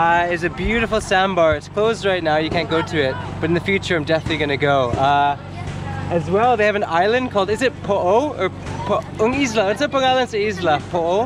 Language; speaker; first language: English; native; English